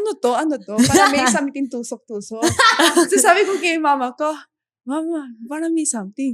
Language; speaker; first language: Filipino; non-native, learner; Japanese